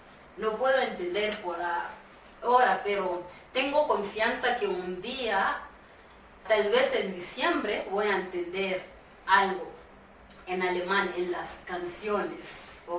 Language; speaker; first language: Spanish; non-native, fluent; Swahili